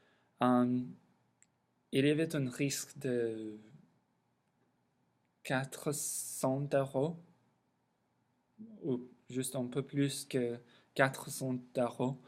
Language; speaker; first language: French; non-native, learner; English